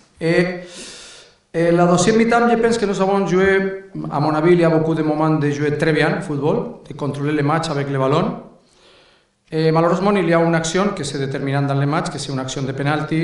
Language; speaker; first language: French; non-native, learner; Spanish